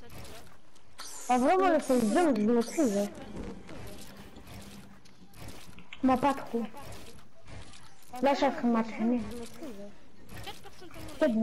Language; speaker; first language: French; native; French